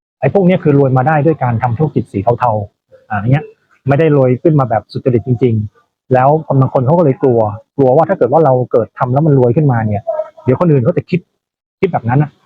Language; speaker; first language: Thai; native; Thai